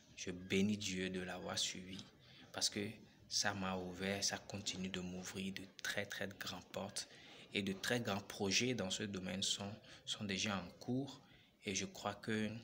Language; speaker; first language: French; non-native, local second language; Ewe